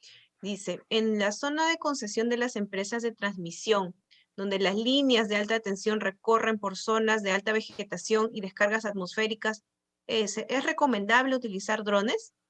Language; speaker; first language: Spanish; native; Spanish